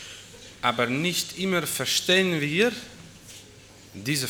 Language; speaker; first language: German; non-native, fluent; Dutch